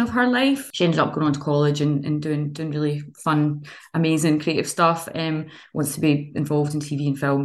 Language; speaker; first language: English; native; English